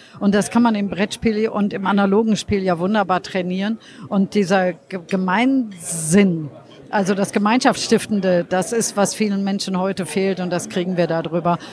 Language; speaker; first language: German; native; German